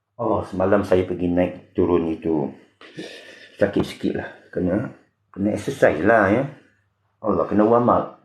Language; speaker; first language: Malay; non-native, local second language; Min Nan Chinese